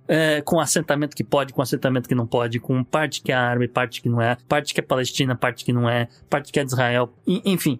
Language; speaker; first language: Portuguese; native; Portuguese